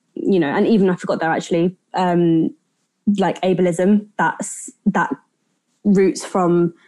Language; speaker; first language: English; native; English